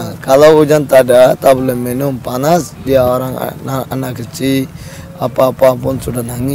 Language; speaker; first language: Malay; non-native, learner; Rohingya